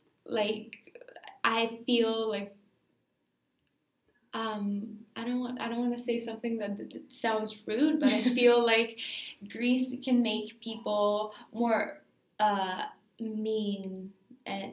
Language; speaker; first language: English; non-native, fluent; Greek